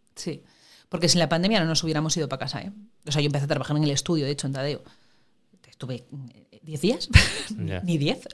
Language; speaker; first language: Spanish; native; Spanish